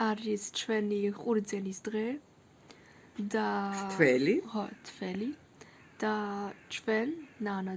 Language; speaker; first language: Georgian; early bilingual, heritage; Georgian